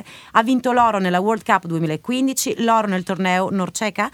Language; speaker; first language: Italian; native; Italian